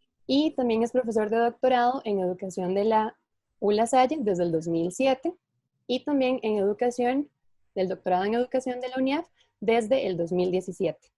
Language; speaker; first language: Spanish; native; Spanish